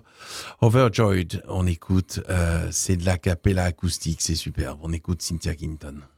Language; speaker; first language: French; native; French